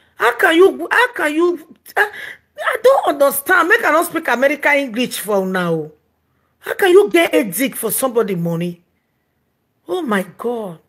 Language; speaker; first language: Nigerian Pidgin; non-native, local second language; Yoruba